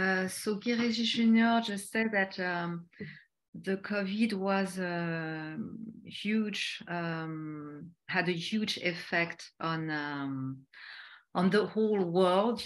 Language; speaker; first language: English; non-native, fluent; French